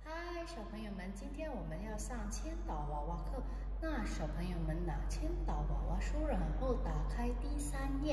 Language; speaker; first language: Chinese; non-native, fluent; Indonesian